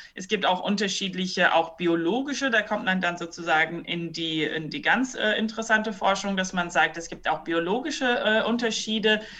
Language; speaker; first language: German; early bilingual, other home language; English